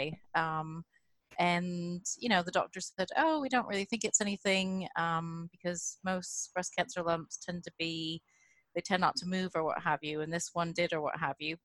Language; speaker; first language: English; native; English